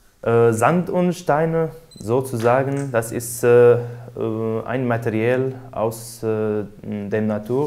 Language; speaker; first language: German; non-native, learner; Arabic